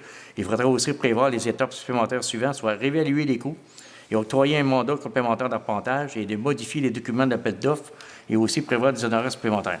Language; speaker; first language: French; native; French